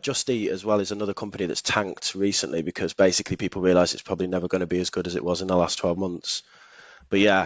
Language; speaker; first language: English; native; English